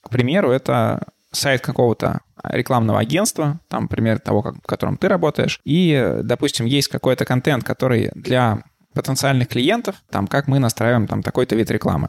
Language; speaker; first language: Russian; native; Russian